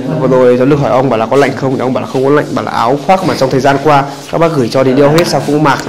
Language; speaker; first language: Vietnamese; native; Vietnamese